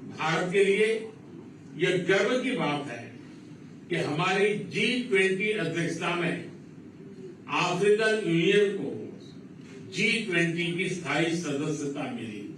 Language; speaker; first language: Hindi; non-native, local second language; Gujarati